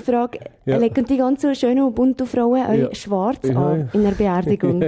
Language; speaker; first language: German; native; German